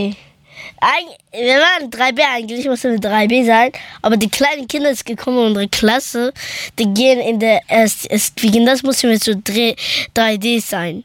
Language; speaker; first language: German; early bilingual, other home language; Persian